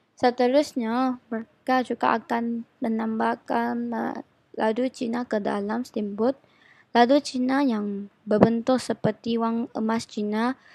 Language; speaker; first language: Malay; non-native, local second language; Chinese